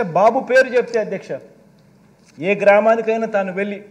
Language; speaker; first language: Telugu; native; Telugu